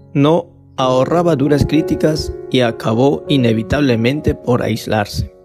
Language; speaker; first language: Spanish; non-native, fluent; Vietnamese